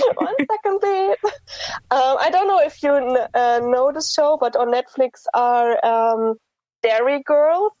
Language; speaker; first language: English; non-native, fluent; German